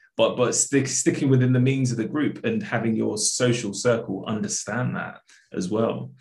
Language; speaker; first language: English; native; English